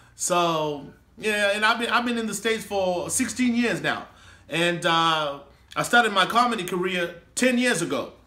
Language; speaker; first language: English; non-native, local second language; Shona